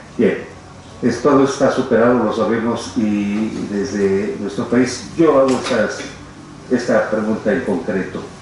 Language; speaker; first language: Spanish; native; Spanish